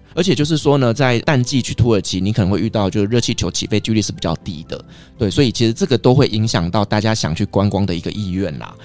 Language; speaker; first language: Chinese; native; Chinese